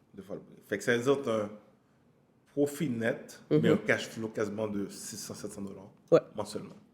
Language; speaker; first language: French; native; French